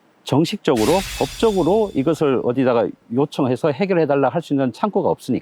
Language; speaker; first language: Korean; native; Korean